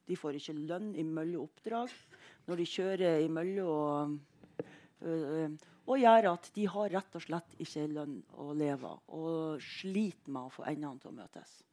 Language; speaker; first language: Norwegian; native; Norwegian